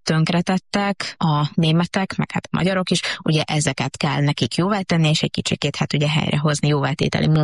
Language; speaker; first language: Hungarian; native; Hungarian